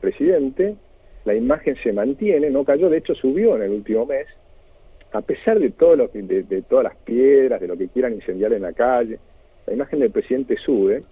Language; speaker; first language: Spanish; native; Spanish